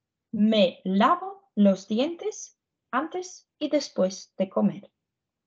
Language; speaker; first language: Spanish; non-native, fluent; Ukrainian